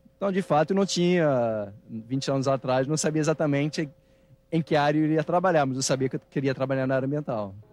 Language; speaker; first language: Portuguese; non-native, fluent; French